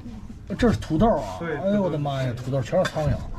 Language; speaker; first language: Chinese; native; Chinese